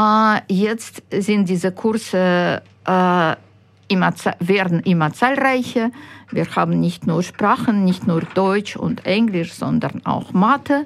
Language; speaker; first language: German; non-native, fluent; Ukrainian